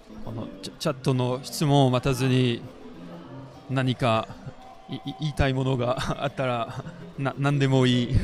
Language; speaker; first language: Japanese; non-native, fluent; French